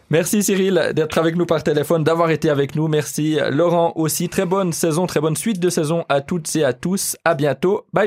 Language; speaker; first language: French; native; French